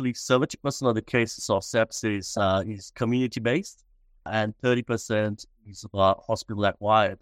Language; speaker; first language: English; non-native, local second language; Sinhala